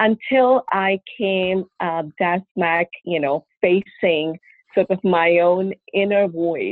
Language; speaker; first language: English; non-native, local second language; Hindi